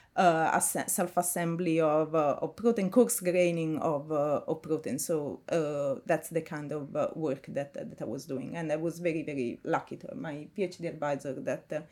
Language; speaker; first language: English; non-native, fluent; Italian